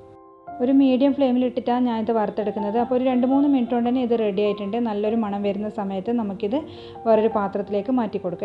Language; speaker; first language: Malayalam; native; Malayalam